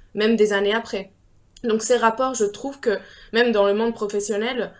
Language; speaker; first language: French; non-native, fluent; Spanish